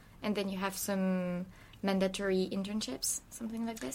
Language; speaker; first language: English; non-native, fluent; French